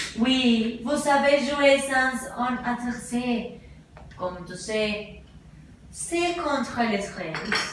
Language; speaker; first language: French; non-native, learner; Spanish